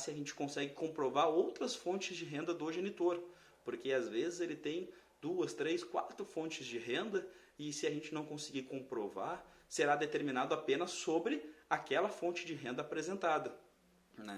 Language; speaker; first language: Portuguese; native; Portuguese